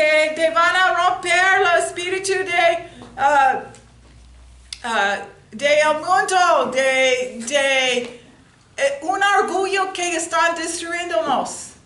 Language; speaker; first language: Spanish; non-native, learner; English